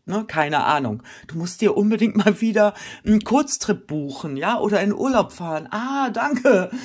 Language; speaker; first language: German; native; German